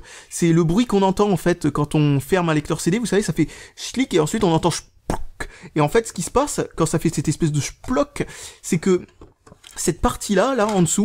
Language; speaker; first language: French; native; French